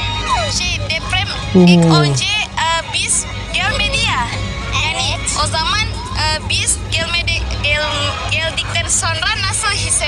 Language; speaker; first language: Turkish; non-native, learner; Indonesian